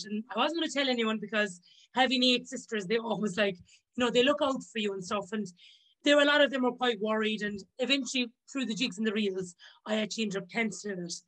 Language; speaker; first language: English; native; English